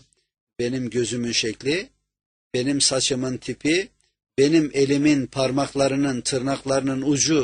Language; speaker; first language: Turkish; native; Turkish